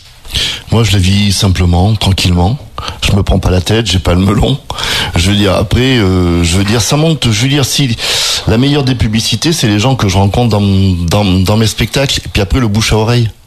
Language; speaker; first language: French; native; French